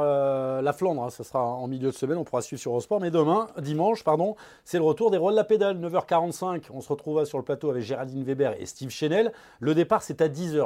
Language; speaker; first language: French; native; French